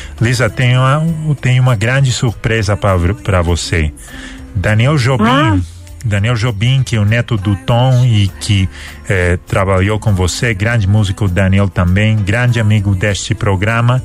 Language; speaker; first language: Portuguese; non-native, fluent; Spanish